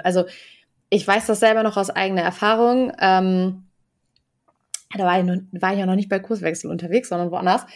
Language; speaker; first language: German; native; German